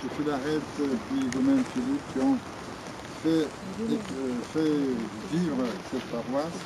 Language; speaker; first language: French; non-native, fluent; Russian